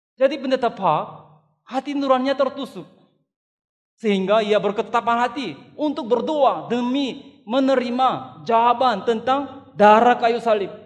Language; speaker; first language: Indonesian; non-native, fluent; Korean